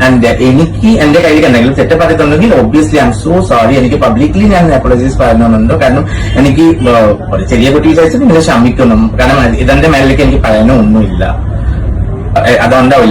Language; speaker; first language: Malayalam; non-native, fluent; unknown